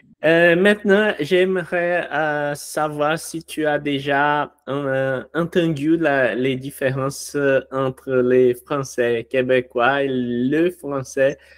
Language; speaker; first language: French; non-native, learner; Portuguese